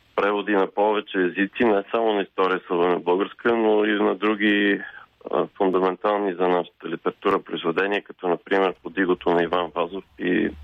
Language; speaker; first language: Bulgarian; native; Bulgarian